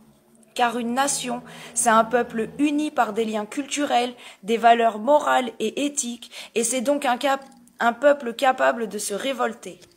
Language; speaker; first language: French; native; French